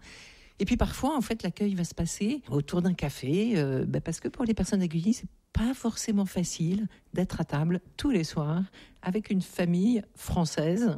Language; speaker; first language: French; native; French